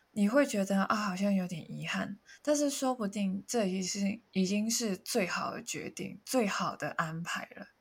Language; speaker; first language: Chinese; non-native, local second language; Cantonese